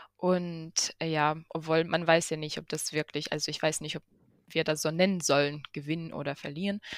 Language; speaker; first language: German; non-native, fluent; Ukrainian